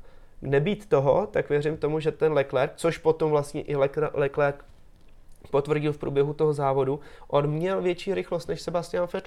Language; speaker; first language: Czech; native; Czech